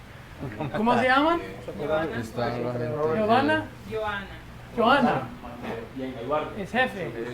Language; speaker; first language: Spanish; non-native, learner; English